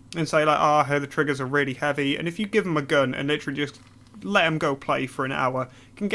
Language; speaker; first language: English; native; English